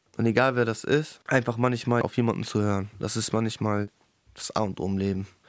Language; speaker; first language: German; early bilingual, other home language; Russian